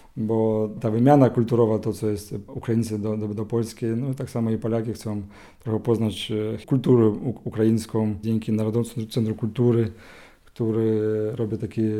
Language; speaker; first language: Polish; non-native, learner; Ukrainian